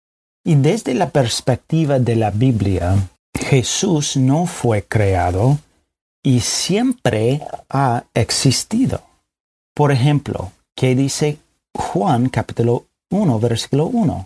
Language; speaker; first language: Spanish; non-native, fluent; English